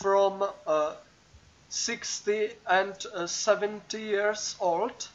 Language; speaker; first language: English; non-native, learner; Czech